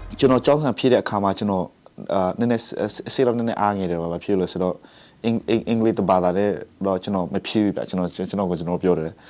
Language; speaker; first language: Burmese; non-native, local second language; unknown